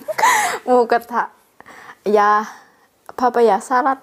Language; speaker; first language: Finnish; non-native, learner; Thai